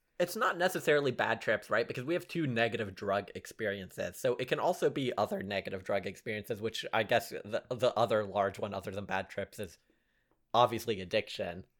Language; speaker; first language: English; early bilingual, other home language; Arabic